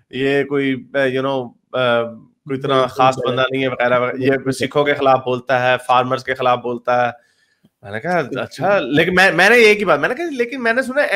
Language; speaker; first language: Urdu; native; Urdu